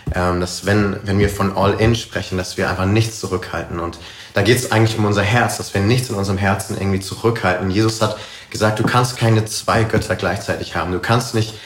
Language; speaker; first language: German; native; German